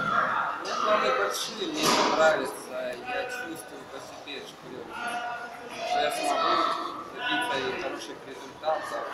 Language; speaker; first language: Russian; native; Russian